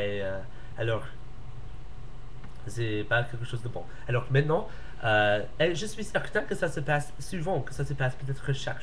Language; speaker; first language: French; non-native, learner; English